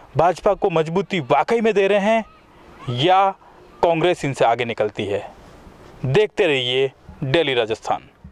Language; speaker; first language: Hindi; native; Hindi